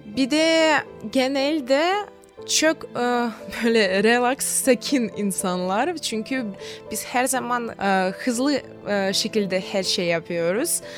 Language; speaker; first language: Turkish; non-native, fluent; Russian